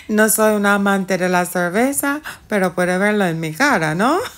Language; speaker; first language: Spanish; non-native, fluent; English